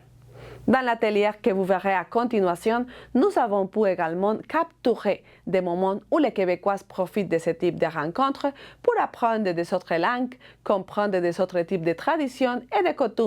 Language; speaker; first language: French; non-native, fluent; Spanish